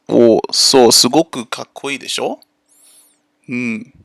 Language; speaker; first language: Japanese; non-native, learner; English